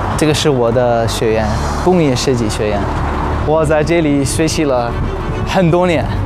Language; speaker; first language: Chinese; non-native, fluent; Arabic